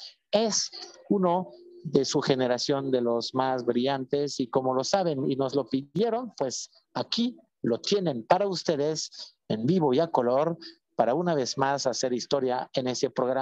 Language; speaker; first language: Spanish; native; Spanish